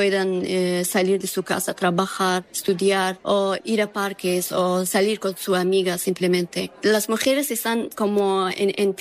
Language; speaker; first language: Spanish; non-native, fluent; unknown